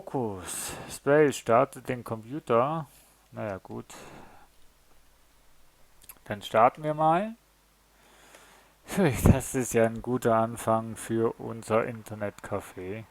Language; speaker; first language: German; native; German